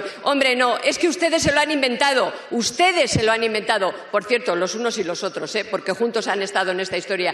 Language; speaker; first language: Spanish; native; Spanish